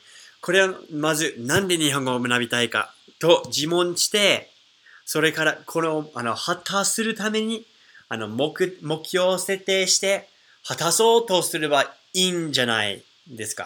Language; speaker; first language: Japanese; non-native, fluent; English